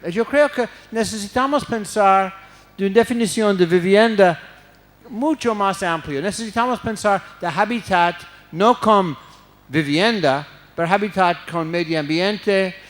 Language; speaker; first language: Spanish; non-native, fluent; English